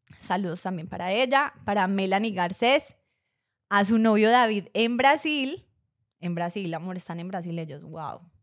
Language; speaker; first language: Spanish; native; Spanish